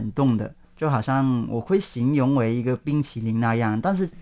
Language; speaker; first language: Chinese; non-native, local second language; Cantonese